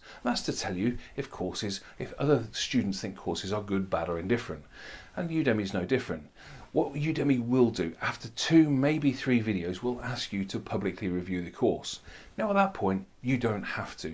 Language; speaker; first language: English; native; English